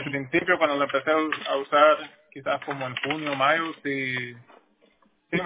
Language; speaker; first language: Spanish; native; Spanish